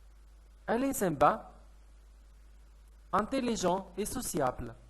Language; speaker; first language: French; non-native, fluent; Arabic